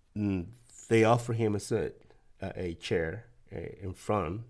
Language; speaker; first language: English; early bilingual, other home language; Spanish